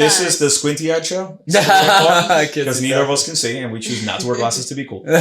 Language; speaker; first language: English; native; English